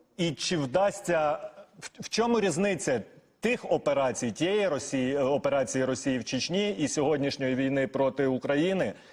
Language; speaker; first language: Ukrainian; native; Ukrainian